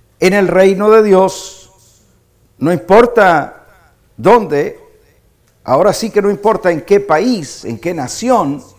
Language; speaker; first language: Spanish; native; Spanish